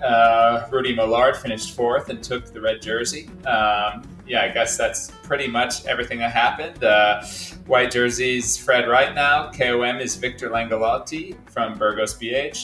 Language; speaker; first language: English; native; English